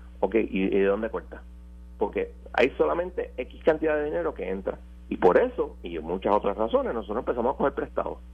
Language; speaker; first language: Spanish; native; Spanish